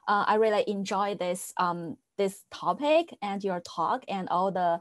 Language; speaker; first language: English; non-native, fluent; Chinese